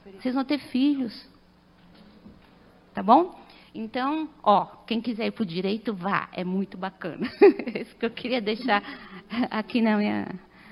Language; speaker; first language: Portuguese; native; Portuguese